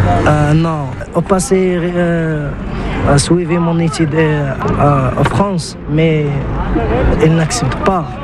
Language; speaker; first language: French; non-native, learner; Arabic